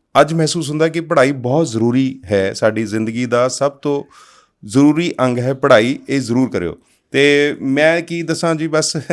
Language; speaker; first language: Punjabi; non-native, local second language; Hindi